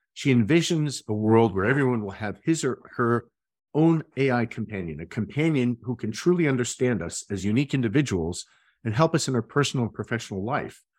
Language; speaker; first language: English; native; English